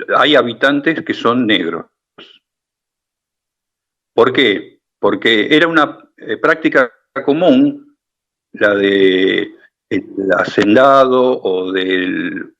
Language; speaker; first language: Spanish; native; Spanish